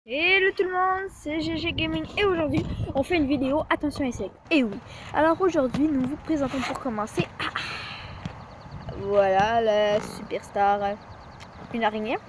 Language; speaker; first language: French; native; French